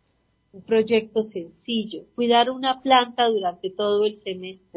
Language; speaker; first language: Spanish; native; Spanish